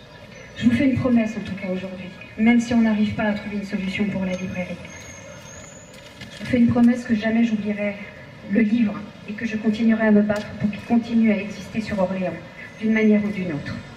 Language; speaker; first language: French; native; French